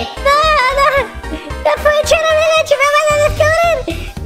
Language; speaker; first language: Spanish; native; Spanish